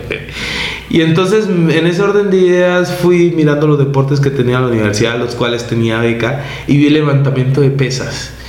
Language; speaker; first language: Spanish; native; Spanish